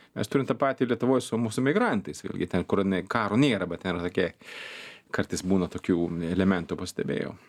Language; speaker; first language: Lithuanian; non-native, fluent; Swedish